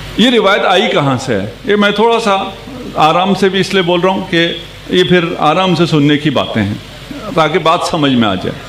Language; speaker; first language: Urdu; non-native, local second language; Punjabi